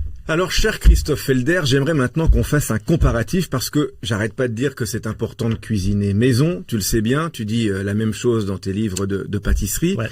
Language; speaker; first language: French; native; French